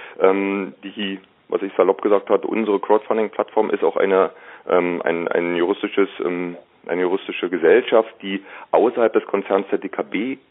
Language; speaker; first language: German; native; German